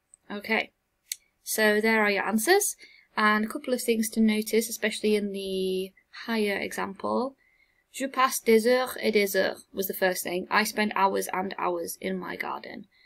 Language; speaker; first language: English; native; English